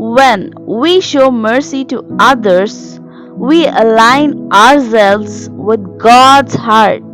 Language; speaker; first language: English; non-native, local second language; Telugu